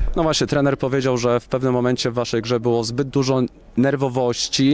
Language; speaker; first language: Polish; native; Polish